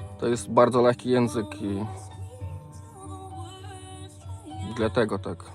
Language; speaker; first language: Polish; non-native, learner; Ukrainian